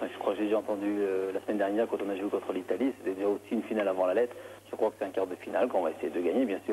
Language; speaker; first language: French; native; French